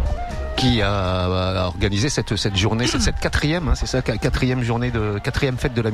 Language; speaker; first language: French; native; French